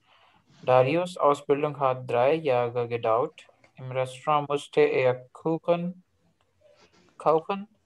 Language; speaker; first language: German; non-native, learner; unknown